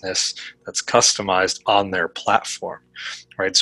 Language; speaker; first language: English; native; English